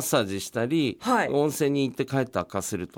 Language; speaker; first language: Japanese; native; Japanese